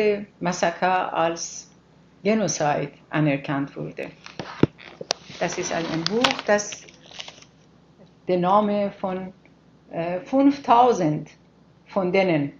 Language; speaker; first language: German; non-native, fluent; Persian